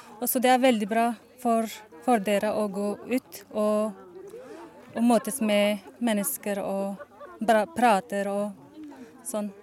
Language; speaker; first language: Norwegian; non-native, learner; Arabic